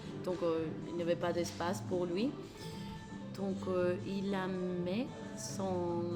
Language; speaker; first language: French; non-native, learner; Spanish